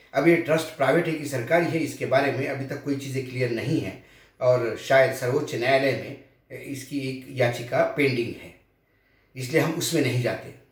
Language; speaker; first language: Hindi; non-native, local second language; Marathi